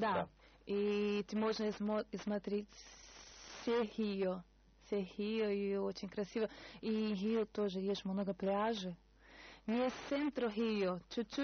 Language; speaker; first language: Russian; non-native, learner; Portuguese